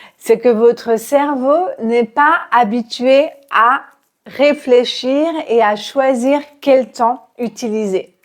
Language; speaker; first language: French; native; French